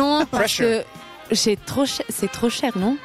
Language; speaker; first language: French; non-native, local second language; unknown